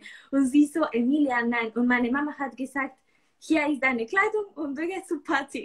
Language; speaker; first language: German; non-native, learner; Spanish